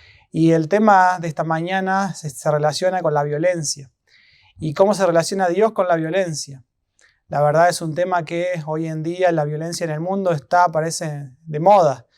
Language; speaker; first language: Spanish; native; Spanish